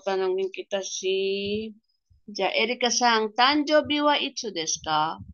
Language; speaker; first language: Japanese; non-native, learner; Filipino